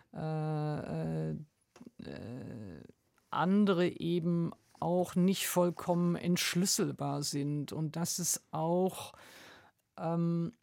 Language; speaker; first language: German; native; German